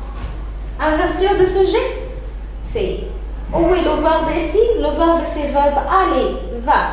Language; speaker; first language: French; non-native, fluent; Arabic